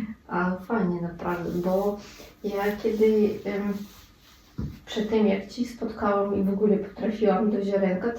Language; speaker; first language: Polish; non-native, fluent; Russian